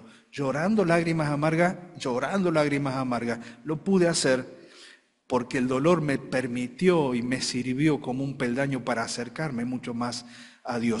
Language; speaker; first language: Spanish; native; Spanish